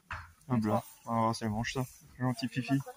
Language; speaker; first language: French; native; French